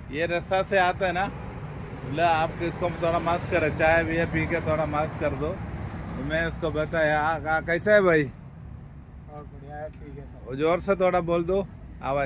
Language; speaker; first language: Hindi; non-native, local second language; Malayalam